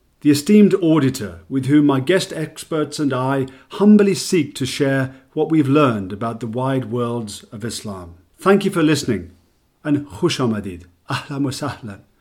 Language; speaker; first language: English; native; English